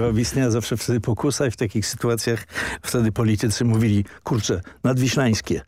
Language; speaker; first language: Polish; native; Polish